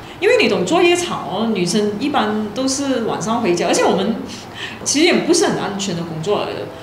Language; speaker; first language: Chinese; native; Chinese